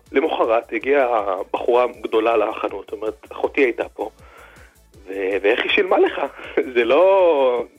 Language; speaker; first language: Hebrew; native; Hebrew